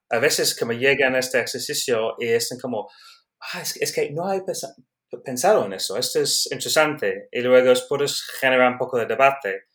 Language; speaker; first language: Spanish; non-native, learner; English